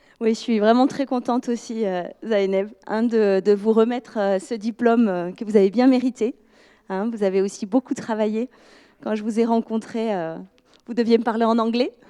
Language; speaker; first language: French; native; French